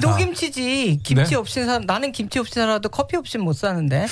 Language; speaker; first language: Korean; native; Korean